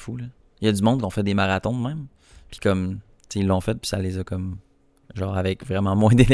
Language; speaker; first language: French; native; French